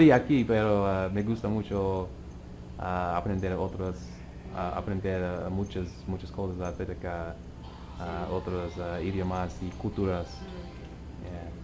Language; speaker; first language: Spanish; non-native, learner; English